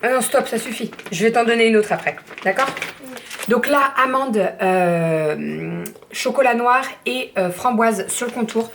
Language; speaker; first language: French; native; French